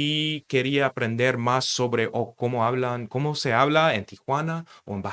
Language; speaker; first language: Spanish; non-native, fluent; English